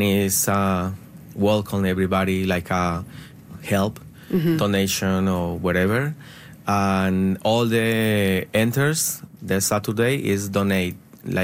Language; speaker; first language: English; non-native, fluent; Spanish